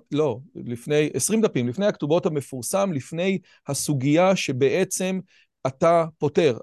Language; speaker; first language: Hebrew; native; Hebrew